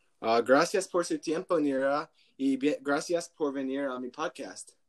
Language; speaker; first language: Spanish; non-native, learner; English